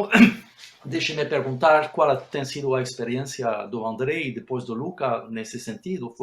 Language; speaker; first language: Portuguese; non-native, fluent; Spanish